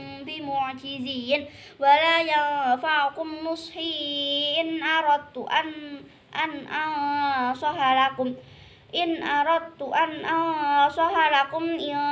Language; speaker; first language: Arabic; non-native, learner; Indonesian